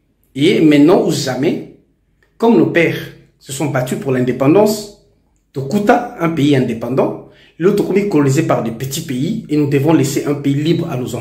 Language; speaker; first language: French; non-native, local second language; Lingala